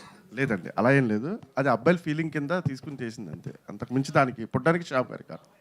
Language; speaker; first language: Telugu; native; Telugu